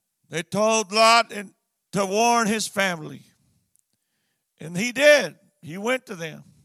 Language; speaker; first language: English; native; English